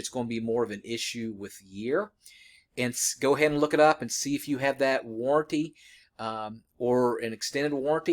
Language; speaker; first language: English; native; English